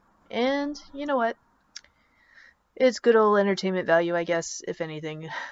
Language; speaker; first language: English; native; English